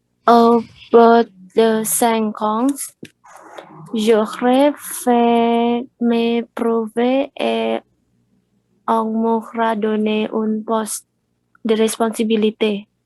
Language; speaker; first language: French; non-native, learner; Indonesian